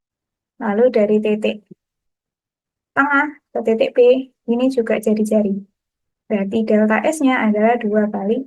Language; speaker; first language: Indonesian; native; Indonesian